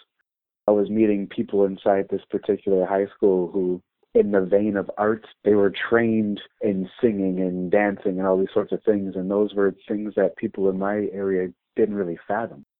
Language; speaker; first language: English; native; English